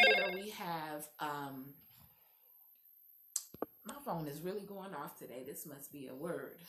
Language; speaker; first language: English; native; English